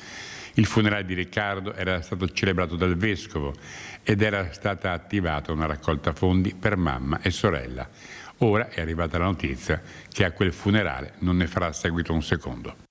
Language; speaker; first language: Italian; native; Italian